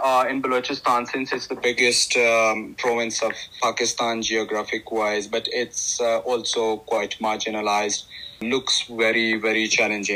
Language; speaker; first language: English; non-native, local second language; Pashto